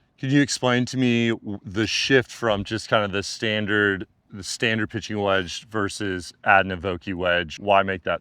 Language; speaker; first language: English; native; English